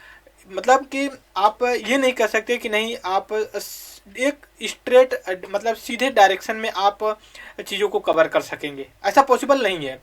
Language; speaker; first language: Hindi; native; Hindi